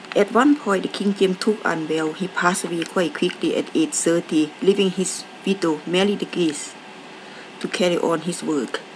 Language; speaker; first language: English; non-native, learner; Thai